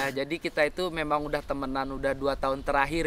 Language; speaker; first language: Indonesian; native; Indonesian